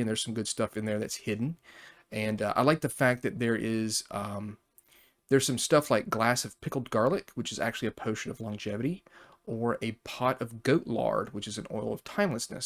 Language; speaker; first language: English; native; English